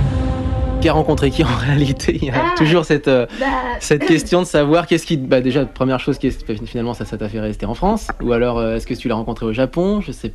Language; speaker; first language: French; native; French